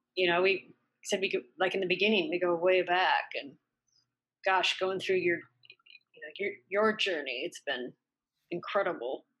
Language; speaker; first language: English; native; English